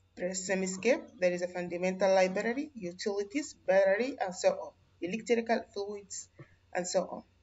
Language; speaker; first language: English; non-native, fluent; Arabic